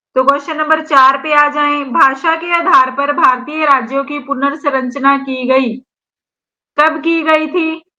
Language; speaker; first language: Hindi; native; Hindi